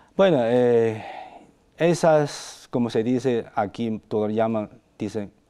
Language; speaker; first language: Spanish; non-native, fluent; Chinese